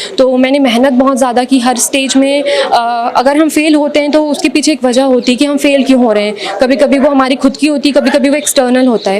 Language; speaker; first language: Hindi; native; Hindi